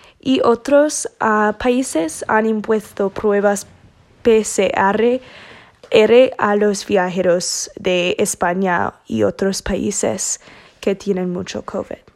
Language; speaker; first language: Spanish; non-native, learner; English